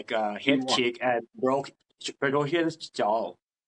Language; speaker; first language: English; non-native, fluent; Thai